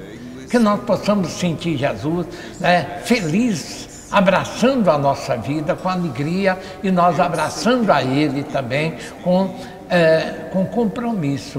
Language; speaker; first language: Portuguese; native; Portuguese